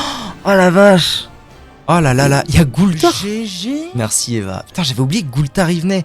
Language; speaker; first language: French; native; French